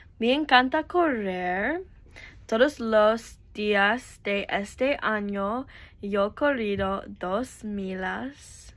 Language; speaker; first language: Spanish; non-native, learner; English